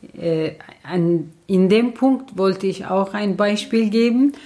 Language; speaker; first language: German; non-native, learner; Kurdish